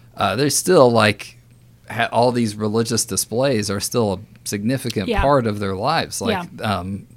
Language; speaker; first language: English; native; English